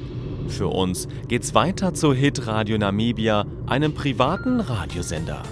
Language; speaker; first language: German; native; German